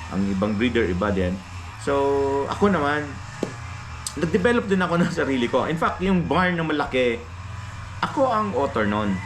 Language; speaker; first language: Filipino; non-native, local second language; Hiligaynon